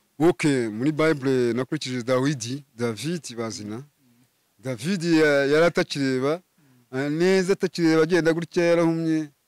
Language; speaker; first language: Kinyarwanda; native; Kinyarwanda